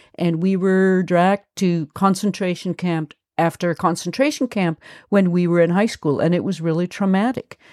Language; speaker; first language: English; non-native, fluent; German